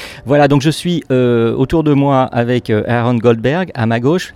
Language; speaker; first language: French; native; French